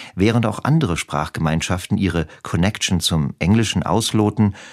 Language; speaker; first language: German; native; German